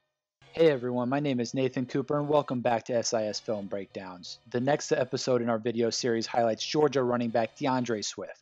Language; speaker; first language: English; native; English